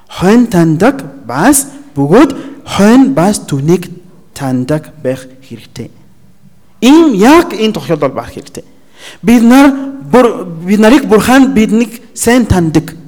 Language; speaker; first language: Mongolian; non-native, learner; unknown